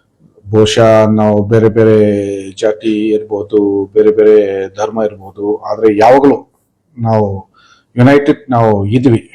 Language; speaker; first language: Kannada; non-native, fluent; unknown